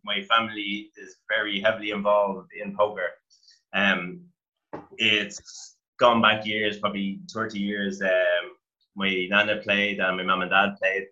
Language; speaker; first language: English; native; English